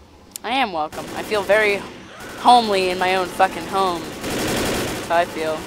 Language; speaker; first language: English; native; English